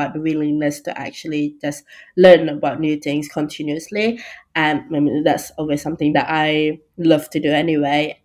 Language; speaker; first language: English; non-native, local second language; Malay